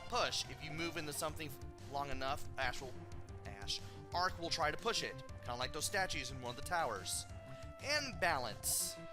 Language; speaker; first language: English; native; English